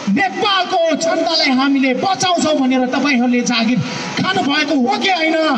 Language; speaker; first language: Nepali; non-native, local second language; Newari